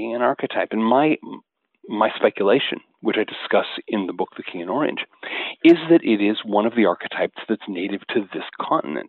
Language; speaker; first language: English; native; English